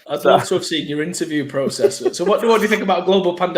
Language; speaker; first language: English; native; English